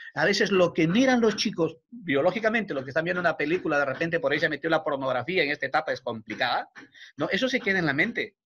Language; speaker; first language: Spanish; native; Spanish